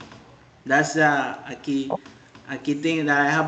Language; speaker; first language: English; non-native, fluent; Spanish